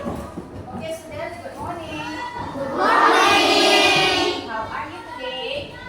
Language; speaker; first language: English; non-native, learner; Indonesian